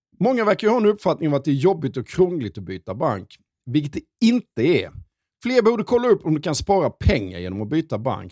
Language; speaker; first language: Swedish; native; Swedish